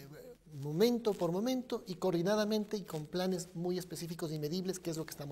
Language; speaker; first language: Spanish; native; Spanish